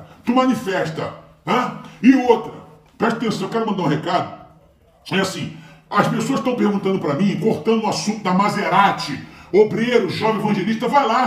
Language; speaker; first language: Portuguese; native; Portuguese